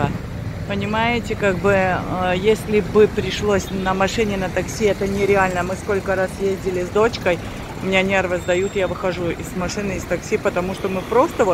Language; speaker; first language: Russian; native; Russian